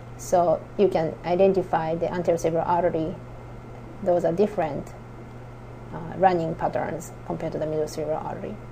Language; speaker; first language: English; non-native, fluent; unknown